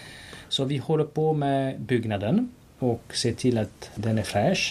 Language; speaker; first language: Swedish; non-native, fluent; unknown